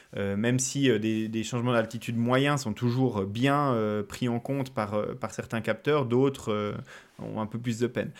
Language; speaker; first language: French; native; French